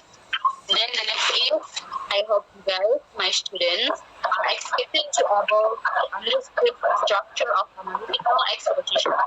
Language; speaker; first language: English; non-native, learner; Indonesian